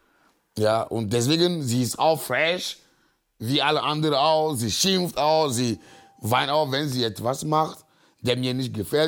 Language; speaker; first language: German; non-native, learner; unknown